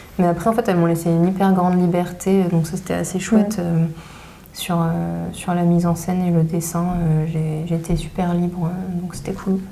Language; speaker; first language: French; native; French